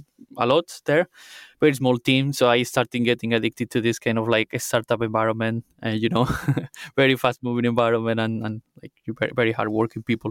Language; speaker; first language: English; non-native, fluent; Spanish